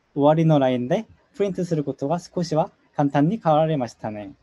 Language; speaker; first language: Japanese; non-native, learner; Korean